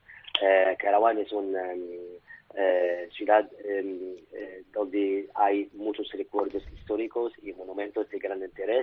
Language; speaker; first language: Spanish; non-native, fluent; Arabic